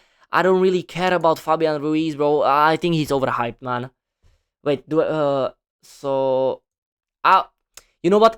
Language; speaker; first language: English; non-native, fluent; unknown